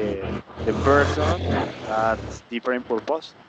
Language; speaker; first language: English; non-native, learner; Spanish